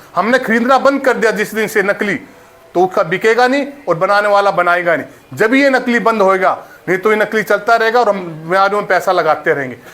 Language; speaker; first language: Hindi; native; Hindi